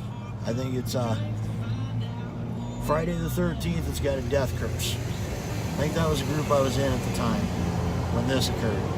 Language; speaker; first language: English; native; English